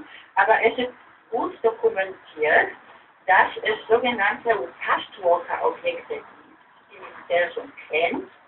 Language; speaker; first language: German; non-native, fluent; Polish